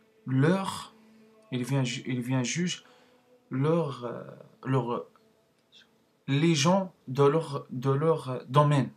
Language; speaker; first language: French; non-native, learner; Arabic